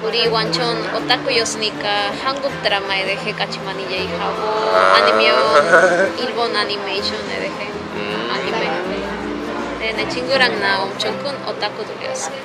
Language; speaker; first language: Korean; non-native, learner; Spanish